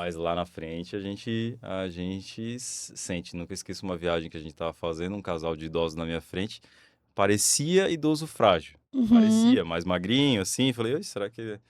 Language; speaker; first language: Portuguese; native; Portuguese